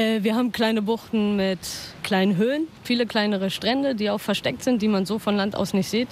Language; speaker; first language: German; native; German